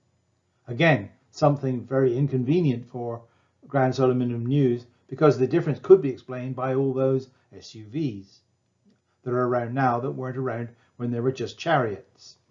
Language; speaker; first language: English; native; English